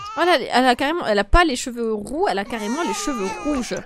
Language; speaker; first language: French; non-native, fluent; Polish